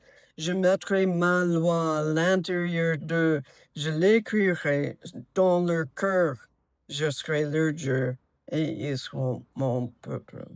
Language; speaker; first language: French; non-native, fluent; English